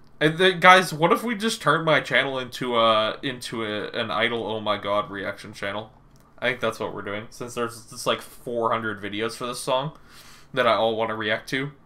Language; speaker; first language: English; native; English